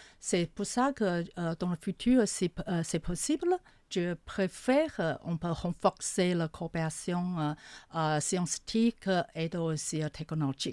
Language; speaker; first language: French; non-native, fluent; Chinese